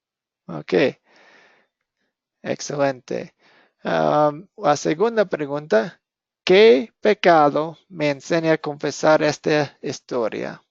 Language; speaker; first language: Spanish; non-native, fluent; English